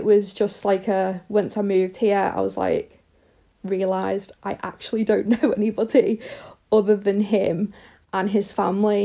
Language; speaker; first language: English; native; English